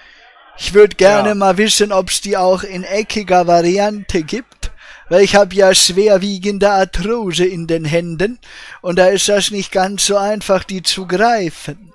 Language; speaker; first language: German; native; German